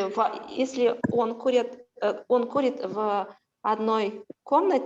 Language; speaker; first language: Russian; non-native, local second language; Kazakh